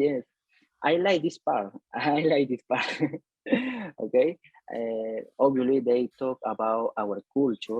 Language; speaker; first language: English; non-native, learner; Spanish